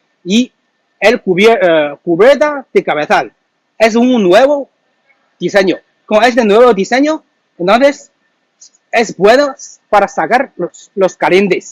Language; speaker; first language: Spanish; non-native, learner; Chinese